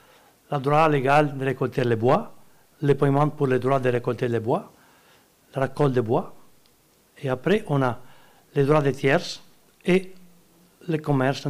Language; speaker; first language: French; non-native, learner; Italian